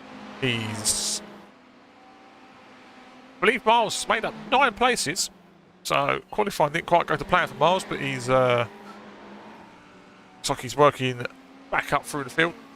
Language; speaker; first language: English; native; English